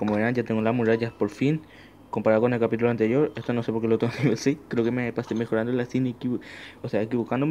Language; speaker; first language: Spanish; native; Spanish